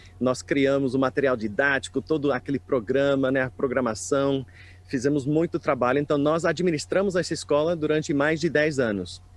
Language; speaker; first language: Portuguese; non-native, fluent; English